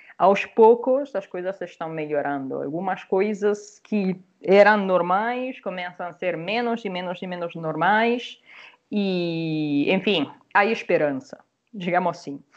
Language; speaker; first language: Portuguese; non-native, fluent; Italian